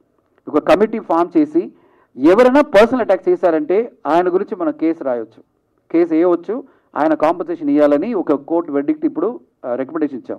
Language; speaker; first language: Telugu; non-native, fluent; Tamil